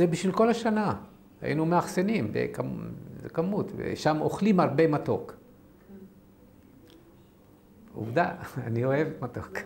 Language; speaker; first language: Hebrew; non-native, fluent; Arabic